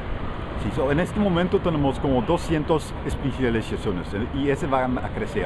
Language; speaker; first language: Spanish; non-native, fluent; Dutch